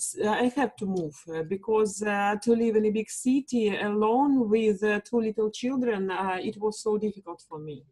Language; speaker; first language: English; non-native, learner; Russian